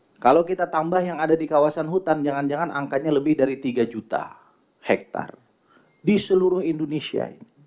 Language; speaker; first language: Indonesian; native; Indonesian